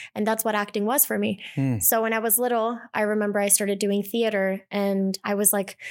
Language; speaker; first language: English; early bilingual, other home language; Spanish